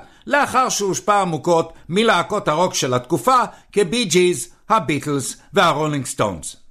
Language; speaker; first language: Hebrew; native; Hebrew